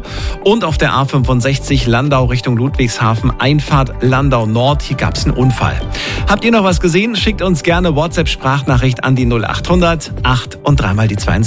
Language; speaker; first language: German; native; German